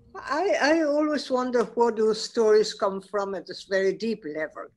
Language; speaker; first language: English; non-native, fluent; Spanish